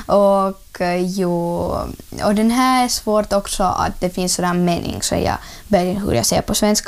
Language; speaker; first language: Swedish; non-native, learner; Russian